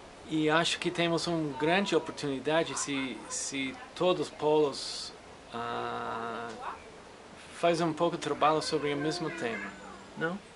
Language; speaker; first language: Portuguese; non-native, fluent; English